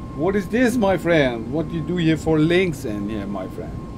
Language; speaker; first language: English; non-native, learner; German